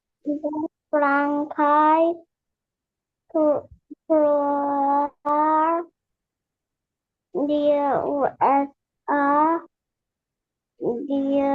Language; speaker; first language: German; non-native, learner; Indonesian